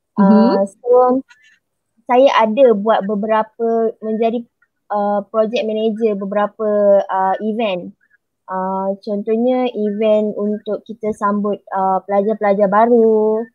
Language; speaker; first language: Malay; native; Malay